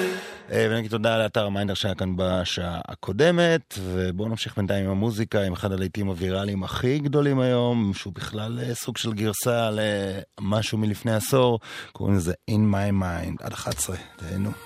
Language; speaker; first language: Hebrew; native; Hebrew